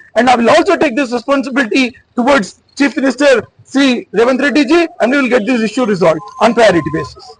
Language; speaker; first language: English; non-native, local second language; Urdu